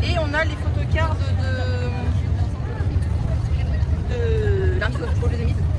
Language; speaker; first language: French; native; French